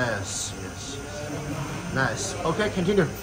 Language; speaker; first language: English; non-native, learner; Chinese